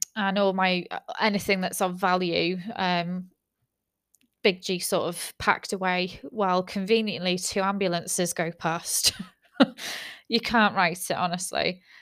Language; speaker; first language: English; native; English